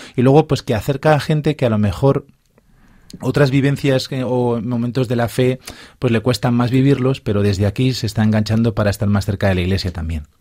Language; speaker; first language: Spanish; native; Spanish